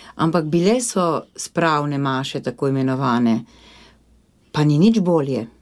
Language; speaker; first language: Slovenian; native; Slovenian